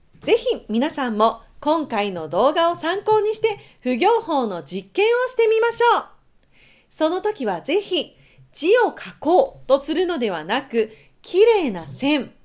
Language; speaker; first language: Japanese; native; Japanese